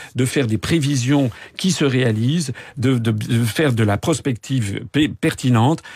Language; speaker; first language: French; native; French